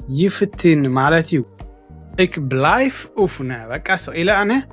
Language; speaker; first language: Dutch; non-native, fluent; Tigrinya